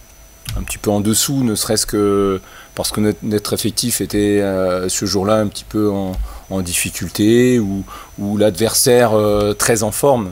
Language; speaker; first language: French; native; French